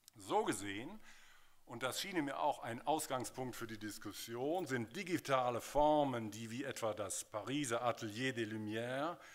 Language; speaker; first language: German; native; German